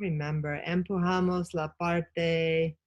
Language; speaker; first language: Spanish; non-native, learner; English